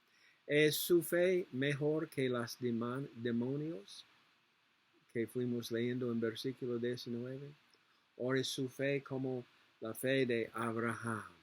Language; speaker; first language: Spanish; non-native, learner; English